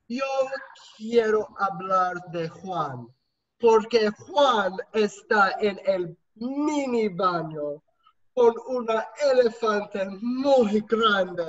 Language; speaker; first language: Spanish; non-native, learner; English